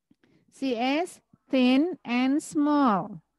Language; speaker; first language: English; non-native, fluent; Indonesian